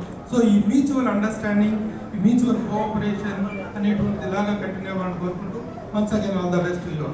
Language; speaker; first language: Telugu; native; Telugu